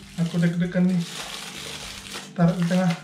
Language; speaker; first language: Indonesian; native; Indonesian